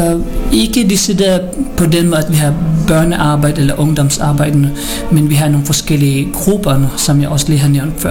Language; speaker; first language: Danish; non-native, learner; Filipino